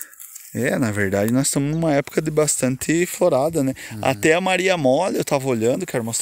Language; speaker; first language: Portuguese; native; Portuguese